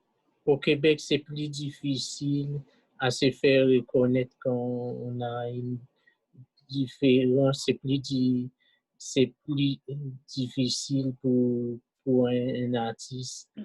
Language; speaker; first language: French; non-native, local second language; Haitian Creole